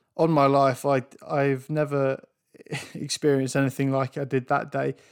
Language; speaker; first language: English; native; English